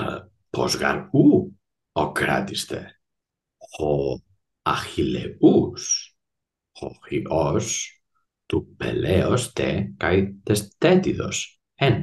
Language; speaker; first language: Greek; non-native, fluent; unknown